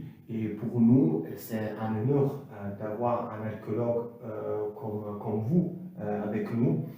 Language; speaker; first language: French; non-native, fluent; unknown